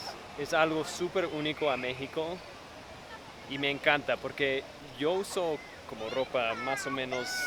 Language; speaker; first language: Spanish; non-native, fluent; English